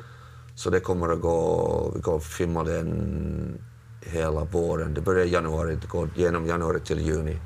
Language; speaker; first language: Swedish; non-native, local second language; Finnish